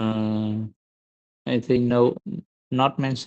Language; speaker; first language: English; non-native, learner; Vietnamese